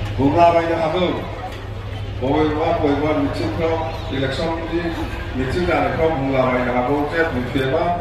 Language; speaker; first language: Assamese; non-native, local second language; Bodo